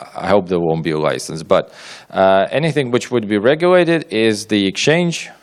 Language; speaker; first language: English; non-native, fluent; Ukrainian